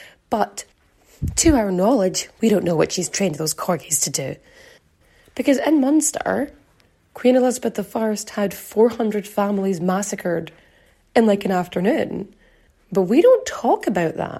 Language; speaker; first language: English; native; English